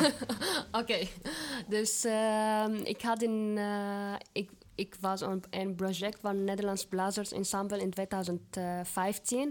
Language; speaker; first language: Dutch; non-native, fluent; Arabic